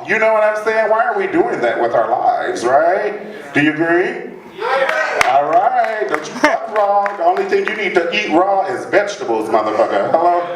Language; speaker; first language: English; native; English